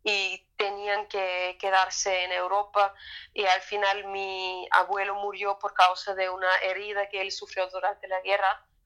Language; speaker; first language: Spanish; non-native, fluent; German